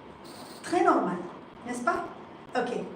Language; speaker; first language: French; non-native, fluent; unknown